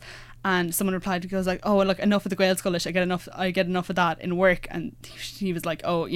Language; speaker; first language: English; native; English